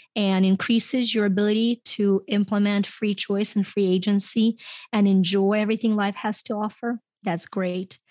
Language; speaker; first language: English; non-native, fluent; Ukrainian